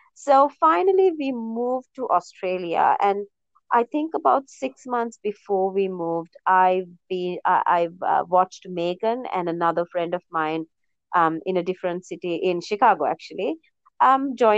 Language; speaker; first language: English; non-native, local second language; Sinhala